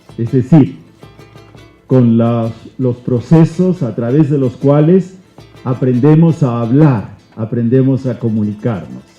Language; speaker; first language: Spanish; native; Spanish